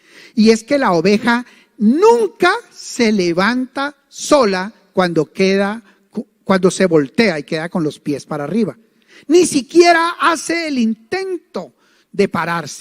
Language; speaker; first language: Spanish; native; Spanish